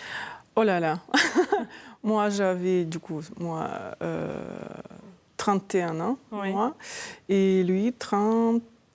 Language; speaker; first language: French; non-native, fluent; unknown